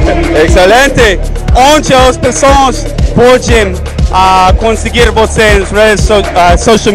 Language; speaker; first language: Portuguese; non-native, learner; Spanish